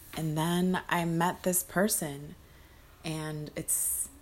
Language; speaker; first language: English; early bilingual, other home language; Spanish